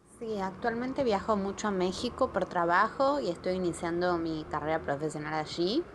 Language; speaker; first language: Spanish; native; Spanish